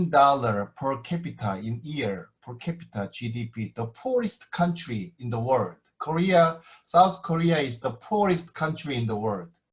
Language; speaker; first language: English; non-native, fluent; Korean